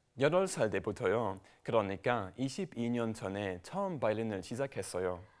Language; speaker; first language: Korean; non-native, learner; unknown